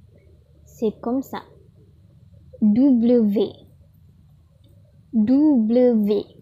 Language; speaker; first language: French; non-native, learner; Indonesian